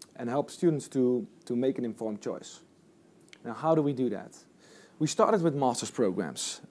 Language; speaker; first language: English; non-native, fluent; Dutch